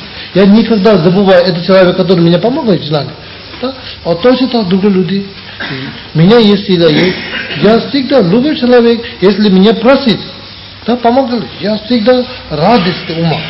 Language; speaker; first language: Russian; non-native, learner; Tibetan